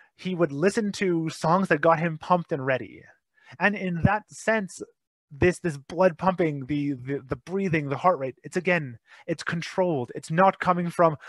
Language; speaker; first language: English; native; English